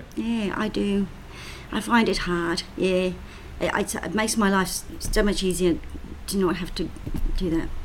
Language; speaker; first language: English; native; English